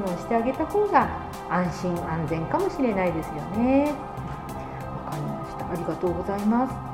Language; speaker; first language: Japanese; native; Japanese